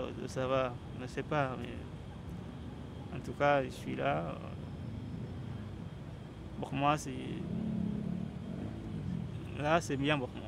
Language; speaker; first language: French; non-native, learner; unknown